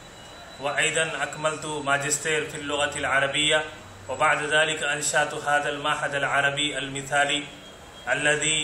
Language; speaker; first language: Arabic; non-native, fluent; Urdu